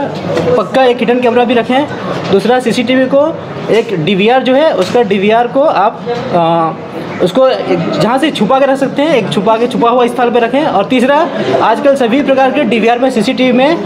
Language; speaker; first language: Hindi; native; Hindi